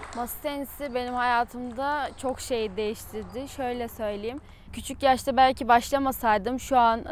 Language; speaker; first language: Turkish; native; Turkish